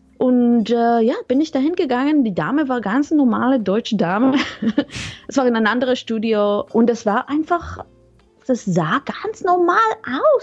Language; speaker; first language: German; non-native, fluent; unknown